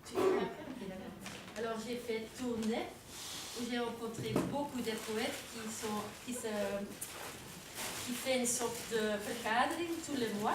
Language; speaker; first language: French; non-native, local second language; Dutch